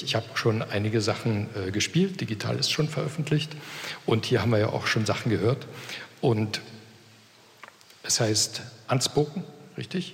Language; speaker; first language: German; native; German